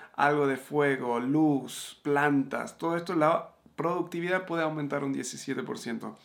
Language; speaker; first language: Spanish; native; Spanish